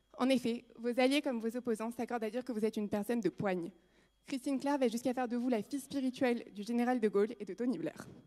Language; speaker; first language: French; native; French